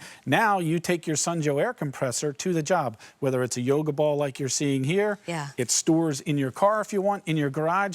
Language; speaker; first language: English; native; English